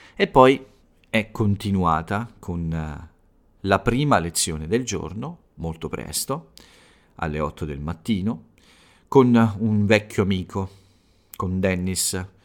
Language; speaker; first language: Italian; native; Italian